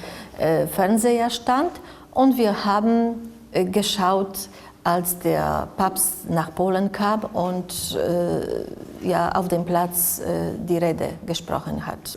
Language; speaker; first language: German; non-native, fluent; Polish